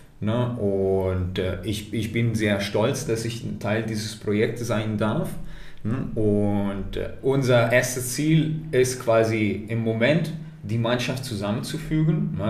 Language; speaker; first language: German; non-native, fluent; Italian